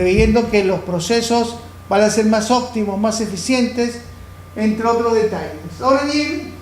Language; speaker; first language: Spanish; native; Spanish